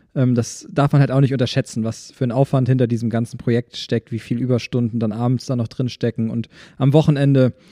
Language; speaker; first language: German; native; German